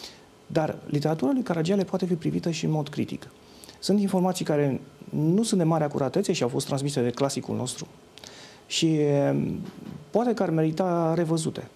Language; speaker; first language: Romanian; native; Romanian